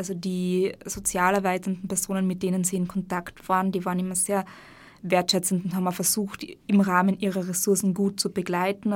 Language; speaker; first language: German; native; German